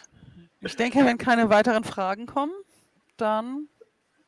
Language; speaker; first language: German; native; German